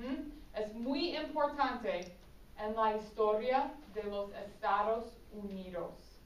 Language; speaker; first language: Spanish; non-native, fluent; English